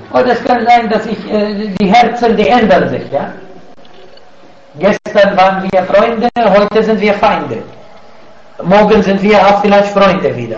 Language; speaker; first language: German; non-native, fluent; Arabic